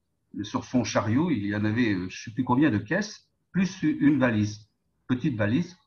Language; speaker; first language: French; native; French